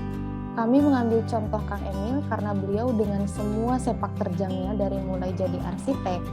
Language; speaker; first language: Indonesian; native; Indonesian